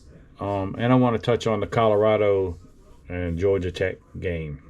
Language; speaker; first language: English; native; English